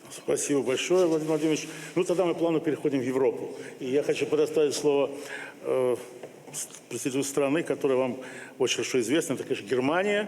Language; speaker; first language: Russian; native; Russian